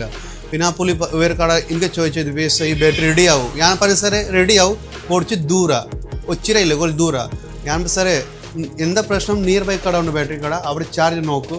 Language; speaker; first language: Malayalam; non-native, learner; Hindi